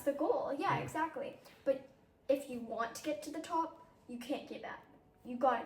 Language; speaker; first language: English; native; English